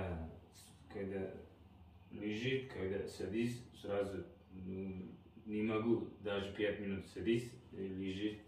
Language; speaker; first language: Russian; non-native, learner; Uzbek